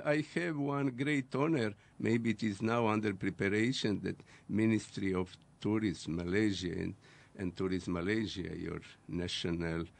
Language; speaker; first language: English; non-native, fluent; Croatian